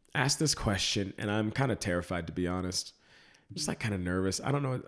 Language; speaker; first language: English; native; English